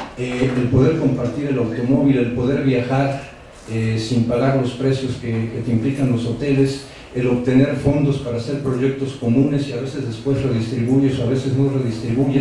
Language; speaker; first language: Spanish; native; Spanish